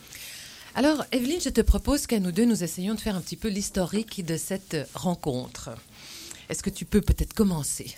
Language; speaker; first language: French; native; French